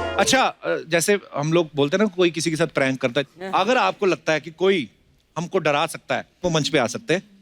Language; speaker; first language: Hindi; non-native, local second language; Punjabi